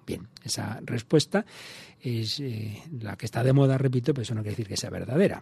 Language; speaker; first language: Spanish; native; Spanish